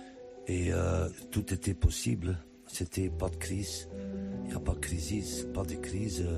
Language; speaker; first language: French; non-native, fluent; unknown